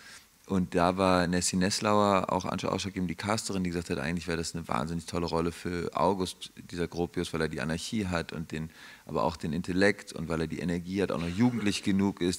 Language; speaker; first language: German; native; German